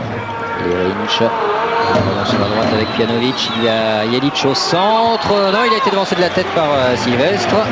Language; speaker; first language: French; native; French